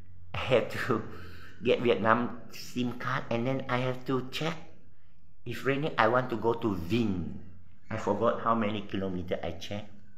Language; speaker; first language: English; non-native, local second language; Min Nan Chinese